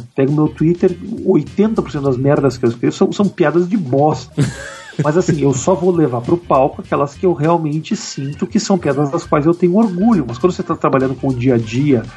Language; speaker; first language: Portuguese; native; Portuguese